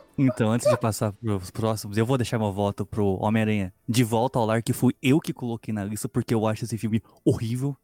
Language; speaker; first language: Portuguese; native; Portuguese